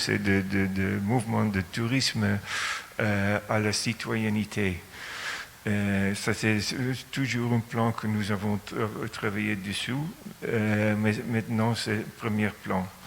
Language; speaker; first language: French; non-native, fluent; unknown